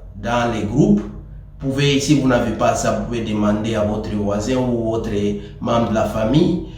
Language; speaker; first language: French; non-native, local second language; Swahili